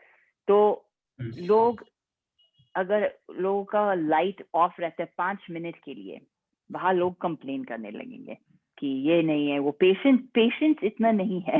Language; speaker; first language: Hindi; non-native, fluent; English